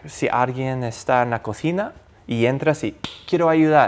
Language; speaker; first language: Spanish; non-native, fluent; English